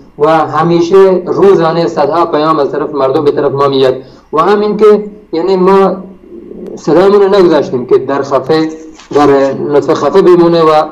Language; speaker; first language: Persian; non-native, local second language; Baluchi